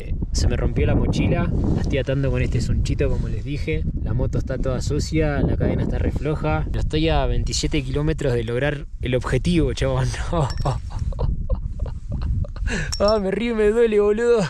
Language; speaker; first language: Spanish; native; Spanish